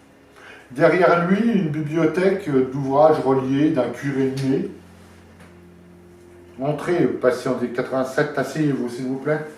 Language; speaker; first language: French; native; French